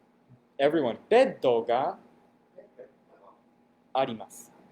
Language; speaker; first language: Japanese; non-native, fluent; English